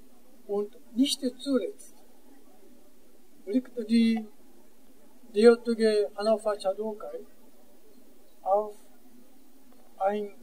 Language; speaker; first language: German; non-native, fluent; Japanese